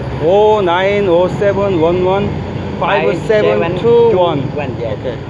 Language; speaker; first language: English; non-native, learner; Korean